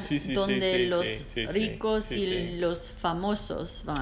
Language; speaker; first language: Spanish; non-native, learner; English